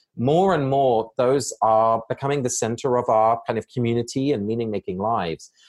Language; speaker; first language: English; native; English